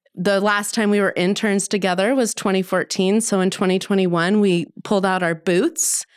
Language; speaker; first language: English; native; English